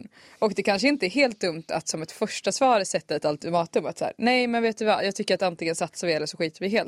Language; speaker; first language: Swedish; native; Swedish